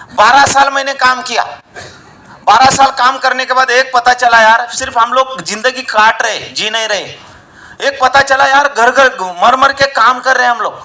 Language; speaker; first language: Hindi; non-native, local second language; Marathi